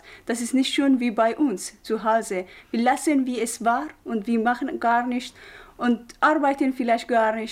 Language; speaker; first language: German; non-native, fluent; Persian